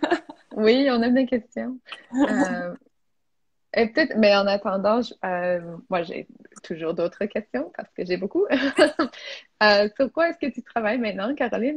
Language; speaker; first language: French; non-native, fluent; English